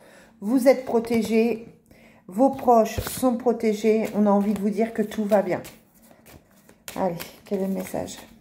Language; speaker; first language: French; native; French